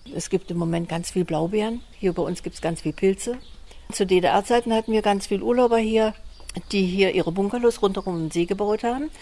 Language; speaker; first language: German; native; German